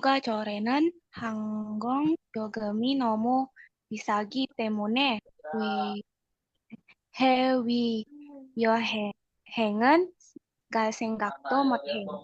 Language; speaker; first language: Korean; non-native, learner; Indonesian